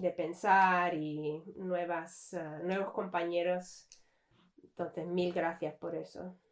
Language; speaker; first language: Spanish; early bilingual, heritage; English